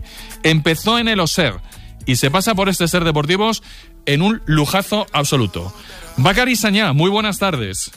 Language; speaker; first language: Spanish; native; Spanish